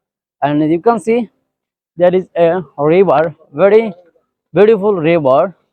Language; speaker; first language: English; non-native, learner; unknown